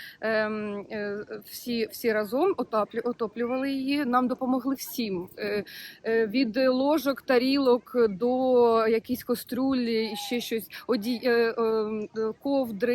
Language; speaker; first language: Ukrainian; native; Ukrainian